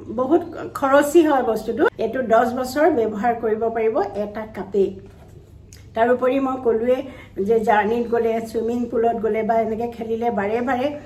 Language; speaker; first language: Assamese; native; Assamese